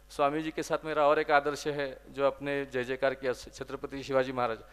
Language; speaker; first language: Hindi; non-native, local second language; Marathi